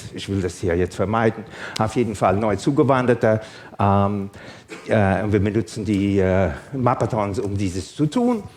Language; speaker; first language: German; non-native, fluent; English